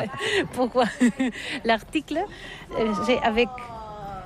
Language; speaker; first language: French; non-native, learner; Catalan